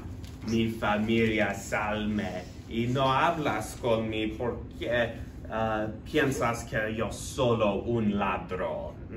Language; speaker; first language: Spanish; non-native, learner; English